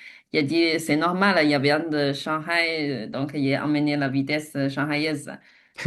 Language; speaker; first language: French; non-native, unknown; Chinese